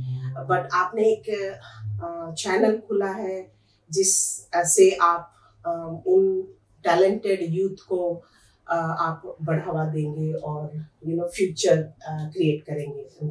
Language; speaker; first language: Hindi; non-native, local second language; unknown